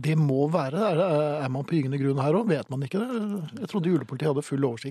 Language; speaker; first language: Norwegian; native; Norwegian